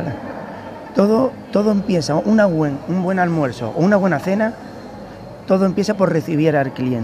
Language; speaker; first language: Spanish; native; Spanish